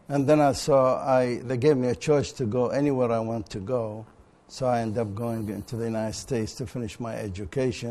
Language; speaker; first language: English; non-native, fluent; Arabic